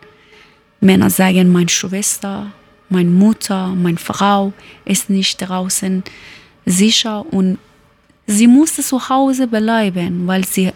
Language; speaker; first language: German; non-native, learner; Persian